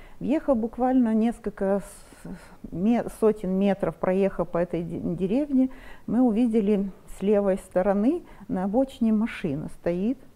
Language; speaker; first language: Russian; non-native, local second language; Romanian